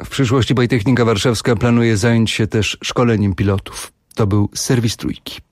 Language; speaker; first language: Polish; native; Polish